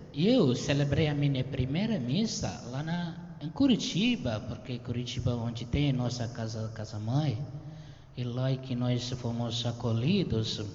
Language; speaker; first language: Portuguese; non-native, fluent; Tamil